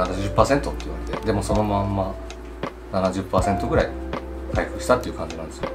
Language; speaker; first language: Japanese; native; Japanese